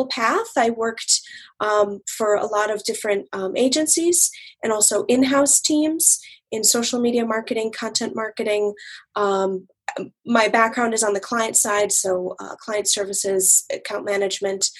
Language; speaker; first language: English; native; English